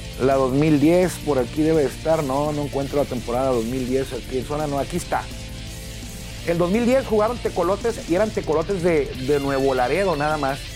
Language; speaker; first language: Spanish; native; Spanish